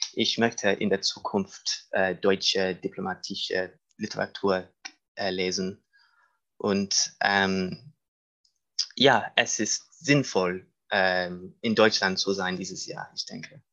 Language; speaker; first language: German; non-native, learner; English